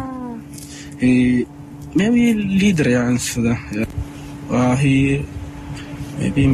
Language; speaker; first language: English; non-native, learner; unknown